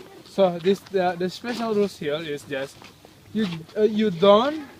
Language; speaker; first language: English; non-native, learner; Indonesian